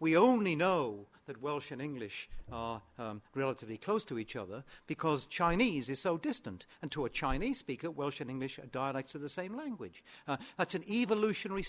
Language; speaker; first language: English; non-native, local second language; Welsh